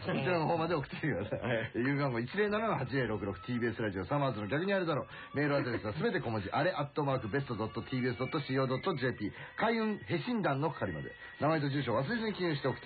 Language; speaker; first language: Japanese; native; Japanese